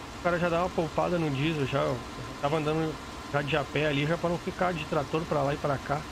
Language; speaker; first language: Portuguese; native; Portuguese